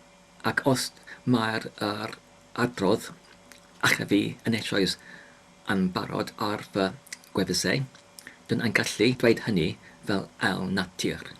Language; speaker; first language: Welsh; non-native, learner; English